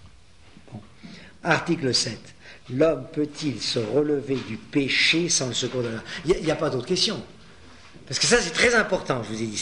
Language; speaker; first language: French; native; French